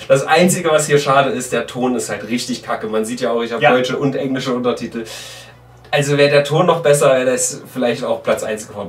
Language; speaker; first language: German; native; German